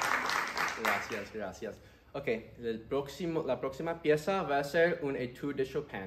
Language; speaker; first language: Spanish; early bilingual, heritage; Spanish